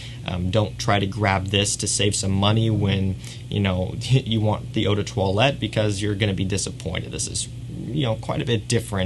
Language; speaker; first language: English; native; English